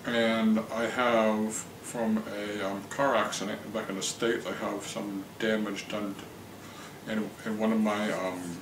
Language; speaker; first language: English; native; English